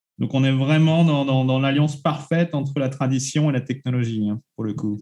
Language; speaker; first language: French; native; French